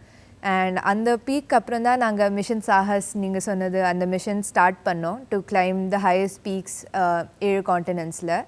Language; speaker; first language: Tamil; early bilingual, heritage; Tamil